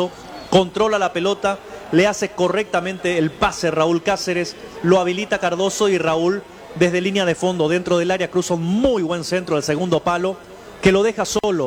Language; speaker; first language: Spanish; native; Spanish